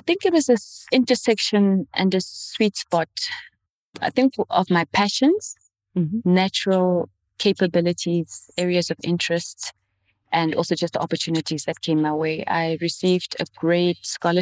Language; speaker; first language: English; non-native, local second language; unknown